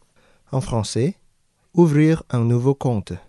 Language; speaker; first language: French; non-native, fluent; Indonesian